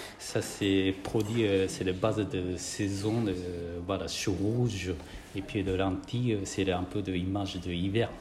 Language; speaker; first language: French; non-native, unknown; Japanese